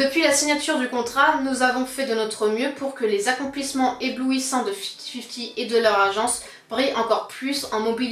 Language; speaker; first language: French; native; French